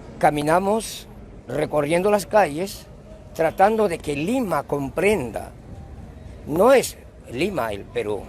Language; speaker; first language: Spanish; non-native, local second language; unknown